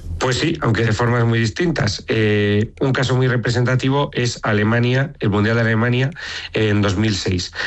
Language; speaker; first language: Spanish; native; Spanish